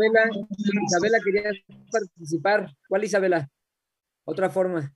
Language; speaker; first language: Spanish; native; Spanish